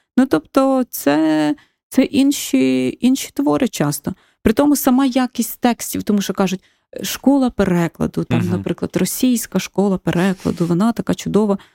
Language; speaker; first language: Ukrainian; native; Ukrainian